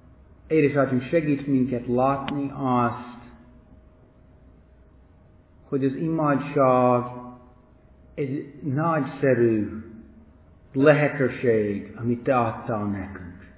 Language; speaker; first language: Hungarian; non-native, fluent; English